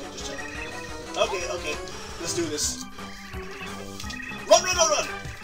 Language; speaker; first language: English; native; English